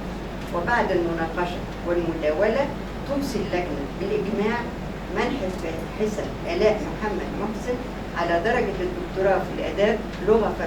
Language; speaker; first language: Arabic; native; Arabic